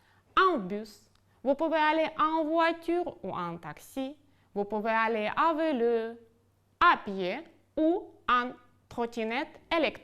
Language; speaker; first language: French; non-native, fluent; Ukrainian